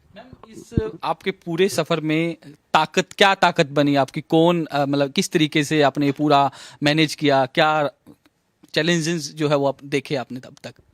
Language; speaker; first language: Hindi; native; Hindi